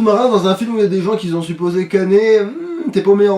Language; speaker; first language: French; native; French